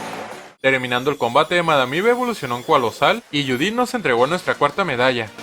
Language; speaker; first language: Spanish; native; Spanish